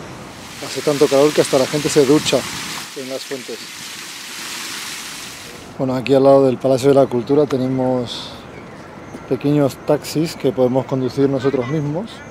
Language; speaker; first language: Spanish; native; Spanish